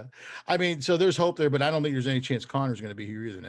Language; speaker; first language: English; native; English